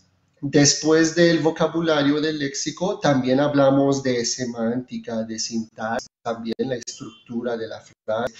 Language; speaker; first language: Spanish; non-native, fluent; French